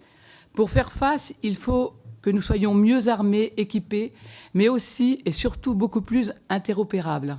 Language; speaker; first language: French; native; French